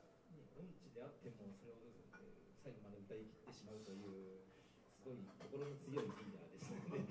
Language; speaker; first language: Japanese; native; Japanese